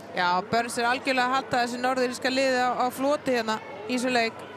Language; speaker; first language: Icelandic; native; Icelandic